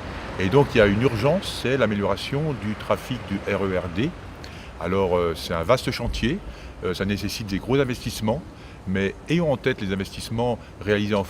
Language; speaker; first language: French; native; French